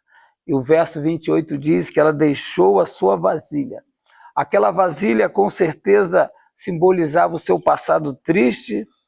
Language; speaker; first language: Portuguese; native; Portuguese